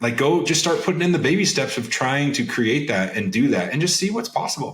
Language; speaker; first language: English; native; English